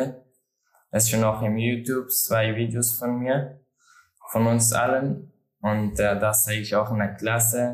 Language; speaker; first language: German; non-native, learner; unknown